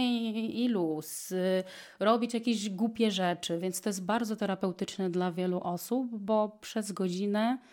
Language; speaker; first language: Polish; non-native, fluent; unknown